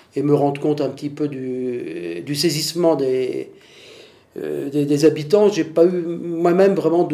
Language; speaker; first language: French; non-native, fluent; Vietnamese